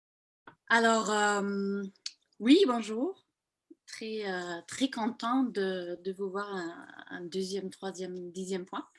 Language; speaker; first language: French; non-native, fluent; German